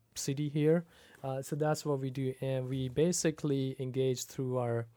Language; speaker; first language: English; non-native, local second language; Punjabi